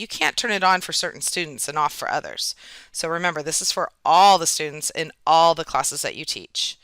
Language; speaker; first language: English; native; English